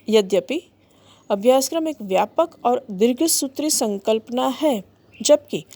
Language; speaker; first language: Hindi; non-native, local second language; Gujarati